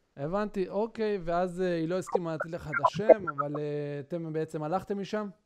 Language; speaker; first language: Hebrew; native; Hebrew